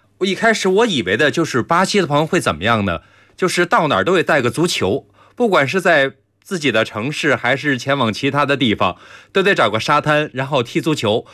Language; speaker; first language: Chinese; native; Chinese